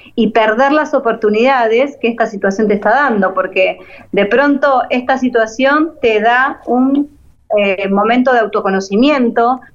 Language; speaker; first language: Spanish; native; Spanish